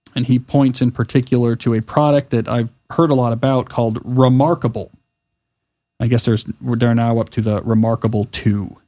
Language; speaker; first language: English; native; English